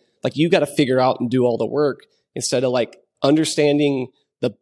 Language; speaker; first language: English; native; English